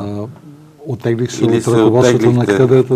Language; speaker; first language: Bulgarian; native; Bulgarian